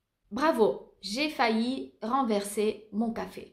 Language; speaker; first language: French; native; French